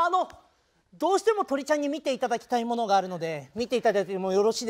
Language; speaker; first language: Japanese; native; Japanese